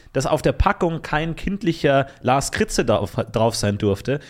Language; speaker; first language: German; native; German